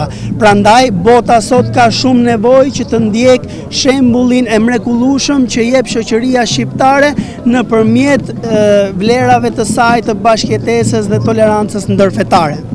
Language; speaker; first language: Albanian; native; Albanian